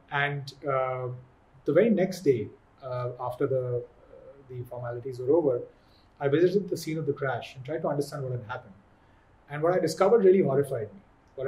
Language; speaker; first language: English; non-native, local second language; Hindi